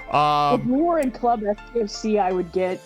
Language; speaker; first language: English; native; English